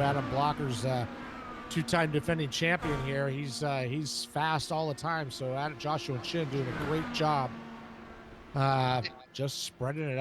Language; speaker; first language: English; native; English